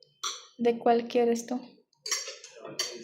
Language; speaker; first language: Spanish; non-native, learner; Armenian